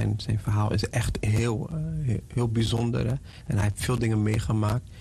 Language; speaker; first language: Dutch; non-native, fluent; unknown